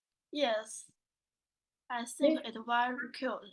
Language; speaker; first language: English; non-native, learner; Chinese